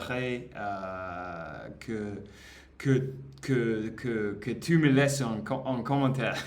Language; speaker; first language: French; non-native, learner; English